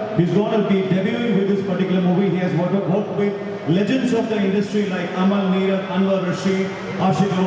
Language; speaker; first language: English; non-native, local second language; Malayalam